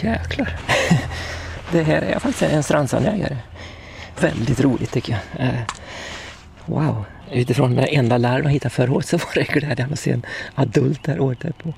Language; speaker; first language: Swedish; native; Swedish